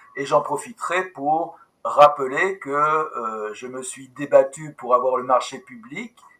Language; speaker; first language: French; native; French